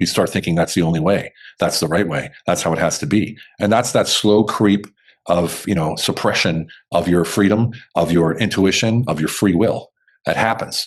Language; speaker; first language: English; native; English